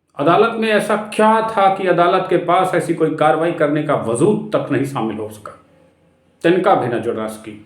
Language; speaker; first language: Hindi; native; Hindi